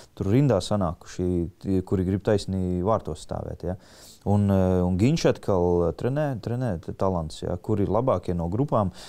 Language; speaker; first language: Latvian; native; Latvian